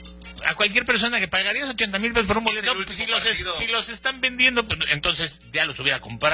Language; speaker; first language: Spanish; native; Spanish